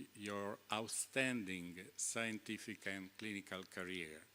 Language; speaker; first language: English; non-native, fluent; Italian